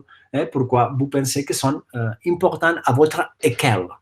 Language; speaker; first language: French; non-native, fluent; Catalan